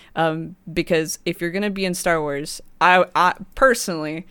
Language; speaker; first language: English; early bilingual, other home language; Spanish